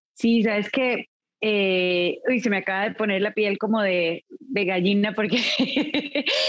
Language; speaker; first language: Spanish; native; Spanish